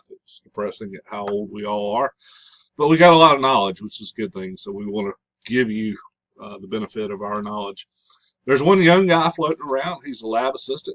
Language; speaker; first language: English; native; English